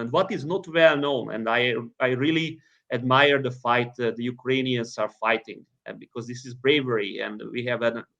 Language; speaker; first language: English; non-native, fluent; Hungarian